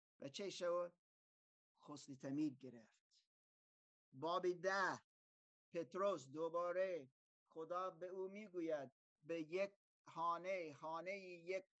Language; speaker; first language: Persian; non-native, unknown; German